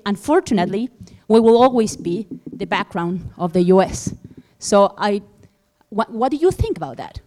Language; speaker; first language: English; non-native, fluent; Spanish